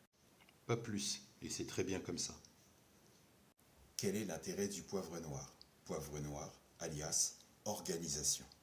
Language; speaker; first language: French; native; French